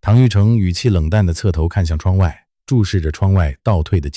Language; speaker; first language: Chinese; native; Chinese